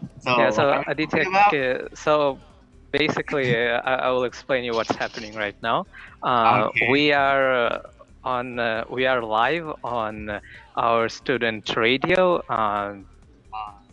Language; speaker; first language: English; non-native, fluent; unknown